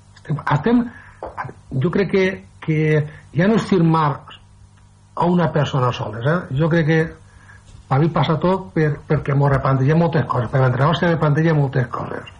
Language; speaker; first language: Catalan; native; Catalan